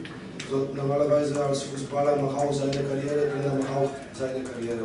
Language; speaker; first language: German; non-native, learner; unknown